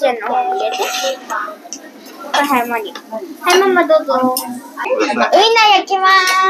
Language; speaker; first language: Japanese; early bilingual, heritage; Japanese